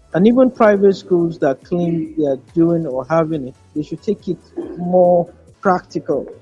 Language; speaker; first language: English; non-native, local second language; Yoruba